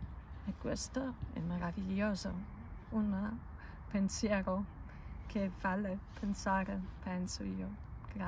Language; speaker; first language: Italian; non-native, learner; Polish